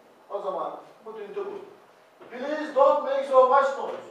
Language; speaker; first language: English; non-native, fluent; Turkish